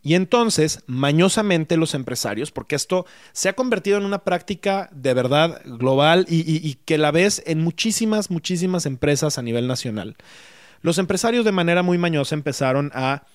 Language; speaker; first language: Spanish; native; Spanish